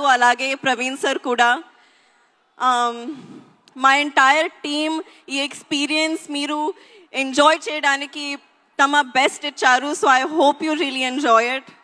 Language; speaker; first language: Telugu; non-native, learner; Hindi